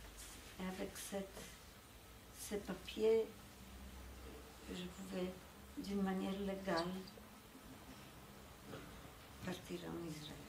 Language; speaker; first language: French; non-native, fluent; Polish